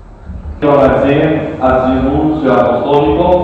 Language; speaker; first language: Spanish; native; Spanish